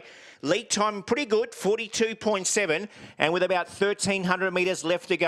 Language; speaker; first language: English; native; English